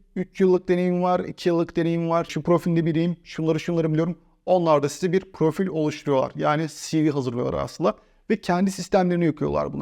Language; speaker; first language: Turkish; native; Turkish